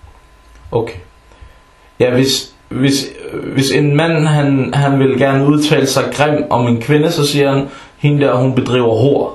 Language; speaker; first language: Danish; non-native, fluent; Arabic